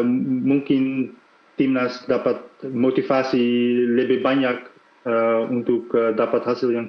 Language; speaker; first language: Indonesian; non-native, fluent; Dutch